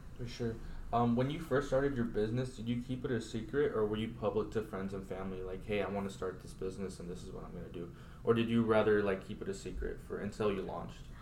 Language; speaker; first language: English; native; English